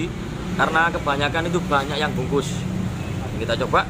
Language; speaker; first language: Indonesian; non-native, local second language; Javanese